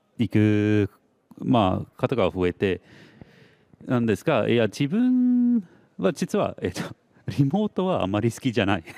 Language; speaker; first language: Japanese; non-native, fluent; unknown